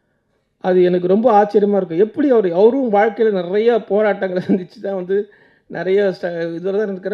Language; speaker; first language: Tamil; native; Tamil